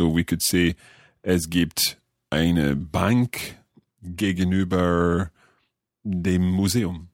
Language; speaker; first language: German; non-native, learner; English